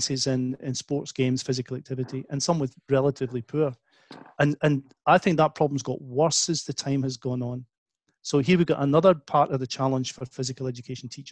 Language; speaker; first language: English; native; English